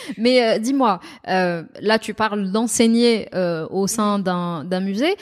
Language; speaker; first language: French; non-native, local second language; Arabic